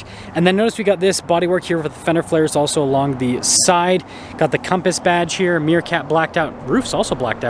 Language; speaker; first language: English; native; English